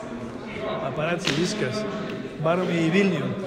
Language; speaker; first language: Lithuanian; non-native, learner; Spanish